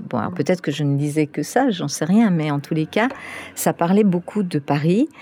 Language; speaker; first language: French; early bilingual, other home language; Spanish